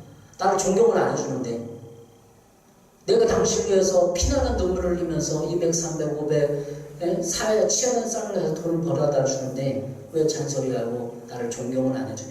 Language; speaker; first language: Korean; native; Korean